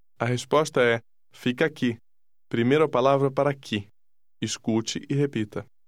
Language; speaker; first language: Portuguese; native; Portuguese